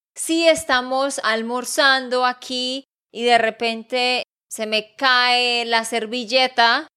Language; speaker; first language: Spanish; native; Spanish